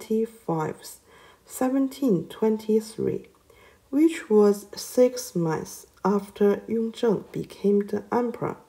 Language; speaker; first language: English; non-native, learner; Chinese